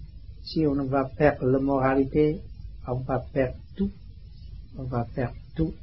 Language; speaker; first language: French; non-native, learner; Vietnamese